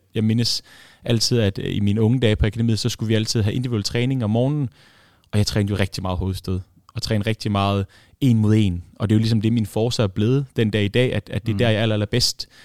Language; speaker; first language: Danish; early bilingual, other home language; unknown